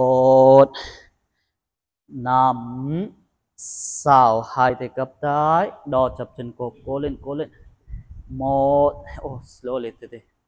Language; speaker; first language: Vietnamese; non-native, learner; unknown